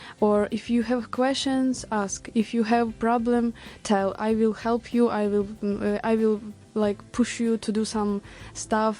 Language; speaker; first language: English; non-native, learner; Ukrainian